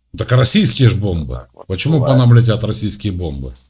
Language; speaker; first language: Russian; native; Russian